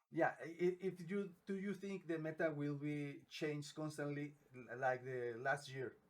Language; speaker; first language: English; non-native, learner; Spanish